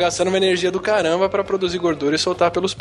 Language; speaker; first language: Portuguese; native; Portuguese